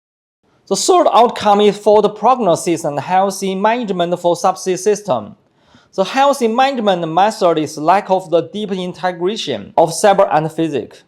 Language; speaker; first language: English; non-native, fluent; Chinese